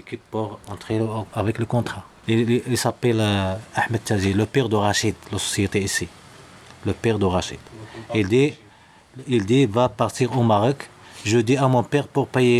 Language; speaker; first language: French; non-native, local second language; Arabic